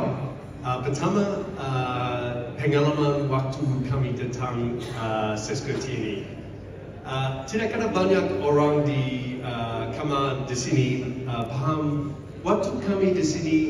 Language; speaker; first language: Indonesian; non-native, learner; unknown